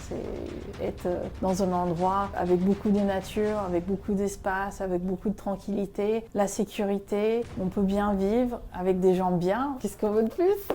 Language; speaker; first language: French; non-native, fluent; Spanish